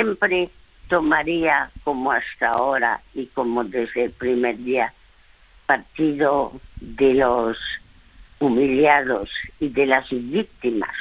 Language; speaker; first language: Spanish; early bilingual, other home language; French